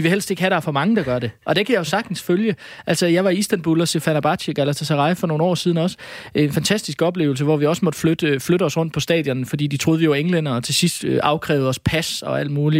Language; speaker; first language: Danish; native; Danish